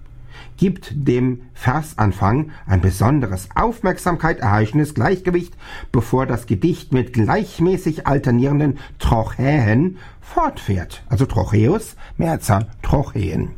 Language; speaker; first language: German; native; German